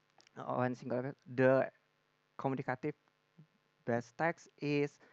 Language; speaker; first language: English; non-native, learner; Indonesian